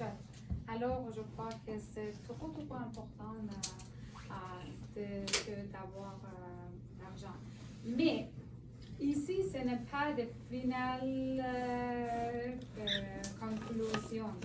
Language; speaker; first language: French; non-native, learner; Persian